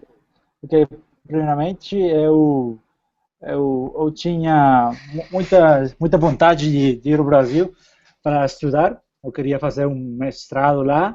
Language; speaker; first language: Portuguese; non-native, fluent; Spanish